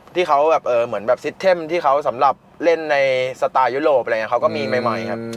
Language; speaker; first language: Thai; native; Thai